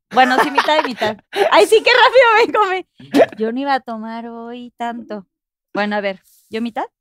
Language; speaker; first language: Spanish; native; Spanish